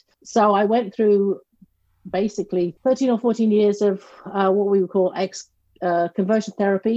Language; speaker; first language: English; native; English